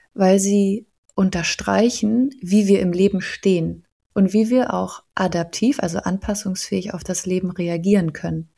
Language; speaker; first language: German; native; German